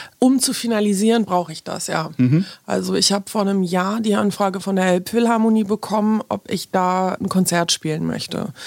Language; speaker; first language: German; early bilingual, other home language; Polish